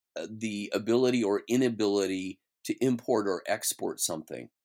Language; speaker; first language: English; native; English